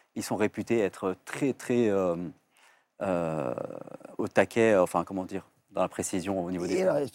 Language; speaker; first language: French; native; French